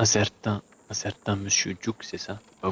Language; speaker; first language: French; native; French